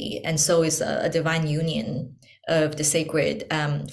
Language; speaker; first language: English; non-native, local second language; Chinese